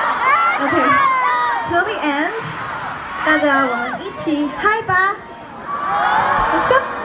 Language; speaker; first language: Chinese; non-native, learner; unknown